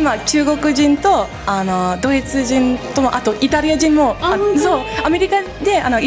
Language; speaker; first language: Japanese; non-native, learner; English